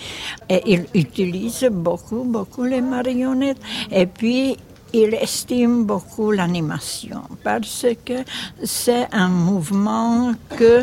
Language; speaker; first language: French; non-native, fluent; Czech